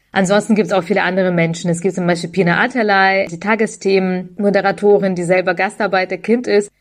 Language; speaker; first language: German; early bilingual, other home language; Russian